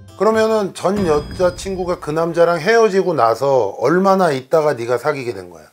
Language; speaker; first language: Korean; native; Korean